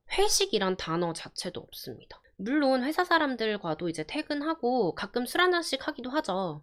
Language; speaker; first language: Korean; early bilingual, heritage; Korean